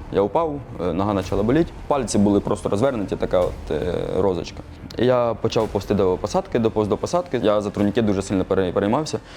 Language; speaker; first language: Ukrainian; native; Ukrainian